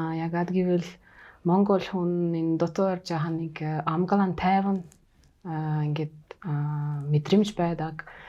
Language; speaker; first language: Mongolian; non-native, fluent; Hungarian